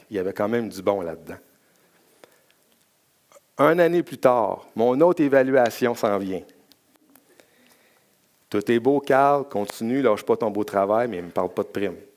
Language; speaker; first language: French; native; French